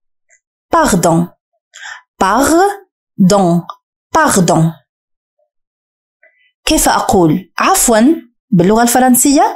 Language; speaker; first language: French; non-native, fluent; Arabic